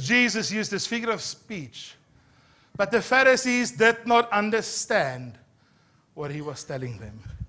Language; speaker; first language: English; non-native, local second language; Afrikaans